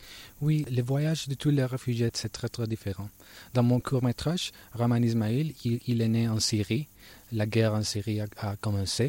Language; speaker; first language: French; non-native, learner; Spanish